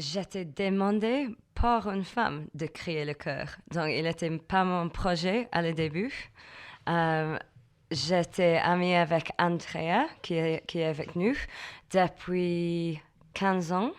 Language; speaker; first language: French; non-native, fluent; English